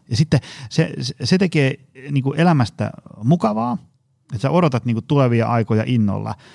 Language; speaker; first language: Finnish; native; Finnish